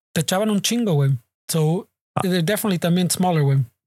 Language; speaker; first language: Spanish; early bilingual, heritage; Spanish